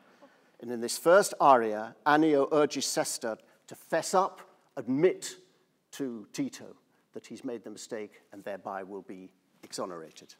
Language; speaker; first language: English; native; English